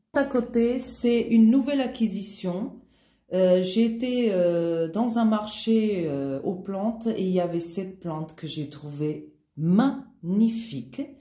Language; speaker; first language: French; non-native, fluent; Portuguese